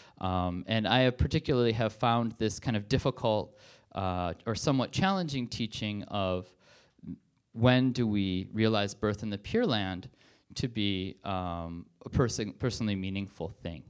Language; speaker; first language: English; native; English